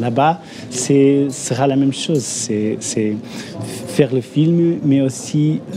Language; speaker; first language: French; non-native, fluent; Portuguese